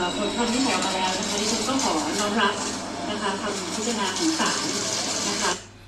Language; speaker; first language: Thai; native; Thai